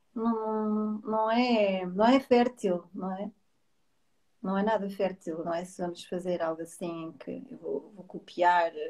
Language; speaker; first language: Portuguese; native; Portuguese